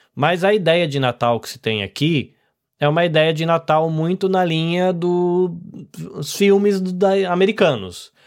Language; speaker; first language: Portuguese; native; Portuguese